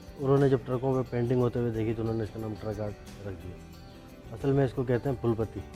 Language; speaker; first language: Urdu; native; Urdu